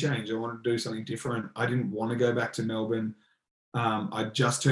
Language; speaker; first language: English; native; English